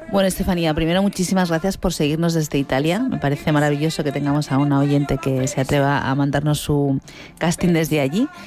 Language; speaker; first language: Spanish; native; Spanish